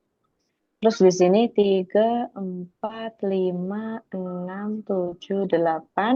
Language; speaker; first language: Indonesian; native; Indonesian